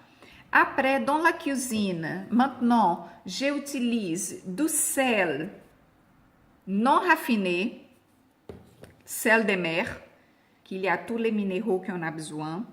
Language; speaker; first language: French; non-native, fluent; Portuguese